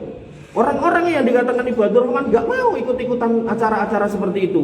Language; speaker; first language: Indonesian; non-native, local second language; Javanese